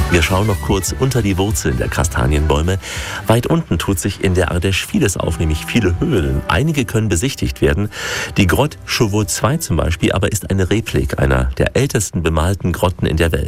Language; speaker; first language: German; native; German